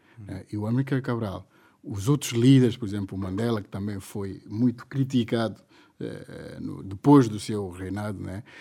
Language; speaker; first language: Portuguese; non-native, local second language; Upper Guinea Crioulo